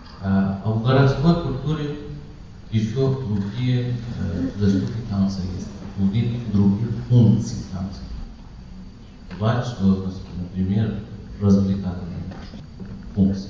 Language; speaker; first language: Russian; non-native, learner; Persian